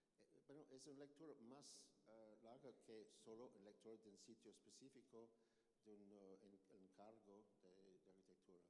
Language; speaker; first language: Spanish; non-native, learner; English